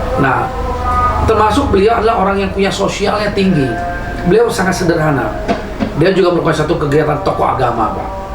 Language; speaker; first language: Indonesian; native; Indonesian